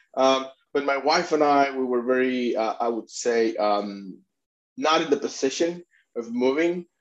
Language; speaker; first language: English; non-native, fluent; Spanish